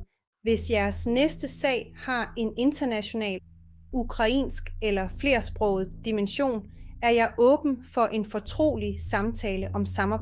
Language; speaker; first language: Danish; non-native, fluent; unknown